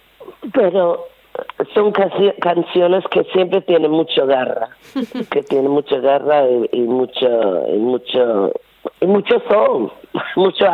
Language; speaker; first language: Spanish; non-native, fluent; English